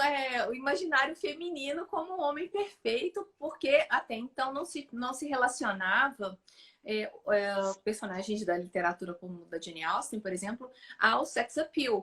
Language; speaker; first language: Portuguese; native; Portuguese